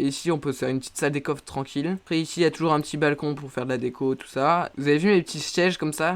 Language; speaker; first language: French; native; French